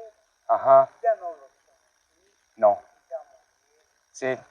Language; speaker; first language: Spanish; non-native, learner; English